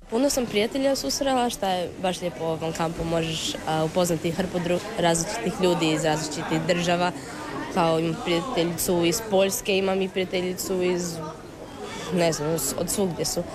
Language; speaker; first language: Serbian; early bilingual, heritage; English